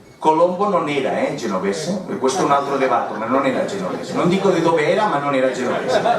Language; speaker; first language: Italian; non-native, fluent; Catalan